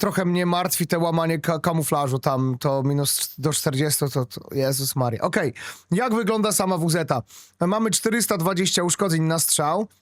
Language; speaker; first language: Polish; native; Polish